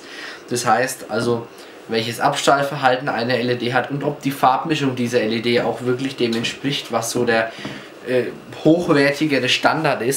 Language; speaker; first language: German; native; German